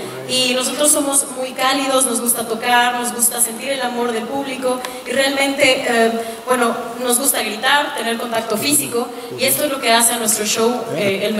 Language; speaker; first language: Spanish; native; Spanish